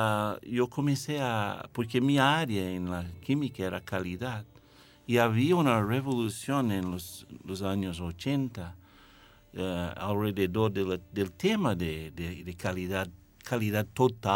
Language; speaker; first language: Spanish; non-native, fluent; English